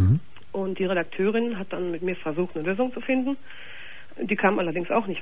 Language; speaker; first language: German; native; German